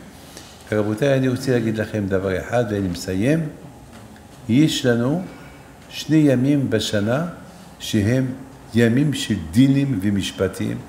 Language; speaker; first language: Hebrew; non-native, fluent; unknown